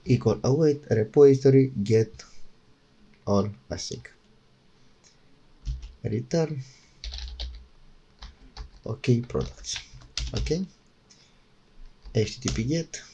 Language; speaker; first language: English; non-native, fluent; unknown